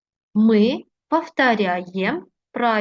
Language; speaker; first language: Russian; non-native, fluent; Uzbek